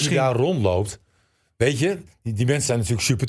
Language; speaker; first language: Dutch; native; Dutch